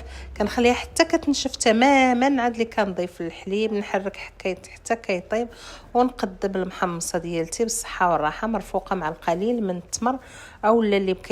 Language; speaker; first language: Arabic; native; Arabic